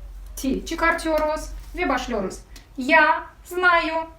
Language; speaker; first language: Turkish; non-native, fluent; Russian